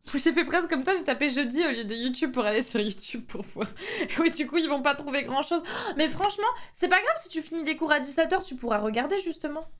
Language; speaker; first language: French; native; French